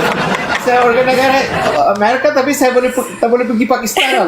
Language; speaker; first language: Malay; non-native, learner; Urdu